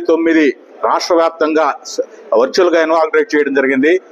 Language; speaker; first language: Telugu; native; Telugu